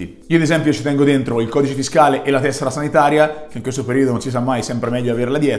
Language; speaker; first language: Italian; native; Italian